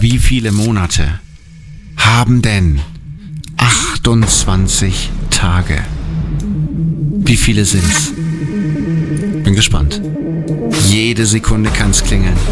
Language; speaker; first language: German; native; German